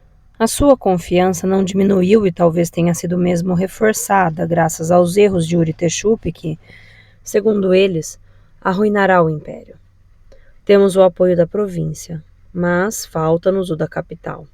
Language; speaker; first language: Portuguese; native; Portuguese